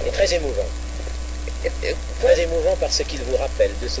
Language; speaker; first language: French; native; French